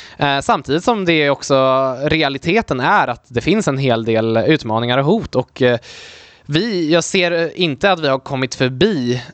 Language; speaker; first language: Swedish; early bilingual, other home language; Polish